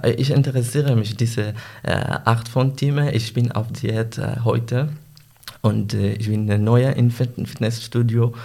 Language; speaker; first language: German; non-native, learner; Arabic